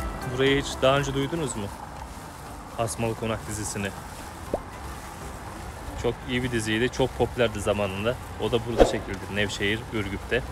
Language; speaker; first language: Turkish; native; Turkish